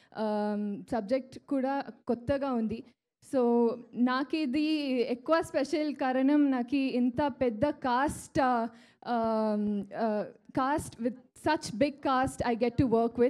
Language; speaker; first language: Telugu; non-native, learner; Kannada